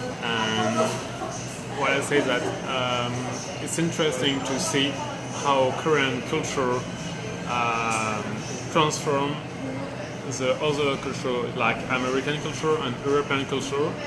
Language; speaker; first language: English; non-native, learner; French